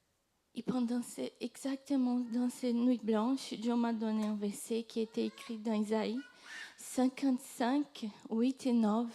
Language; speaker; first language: French; non-native, fluent; Portuguese